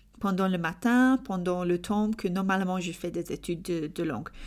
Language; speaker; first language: French; non-native, learner; English